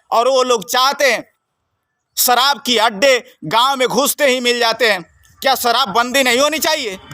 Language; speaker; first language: Hindi; native; Hindi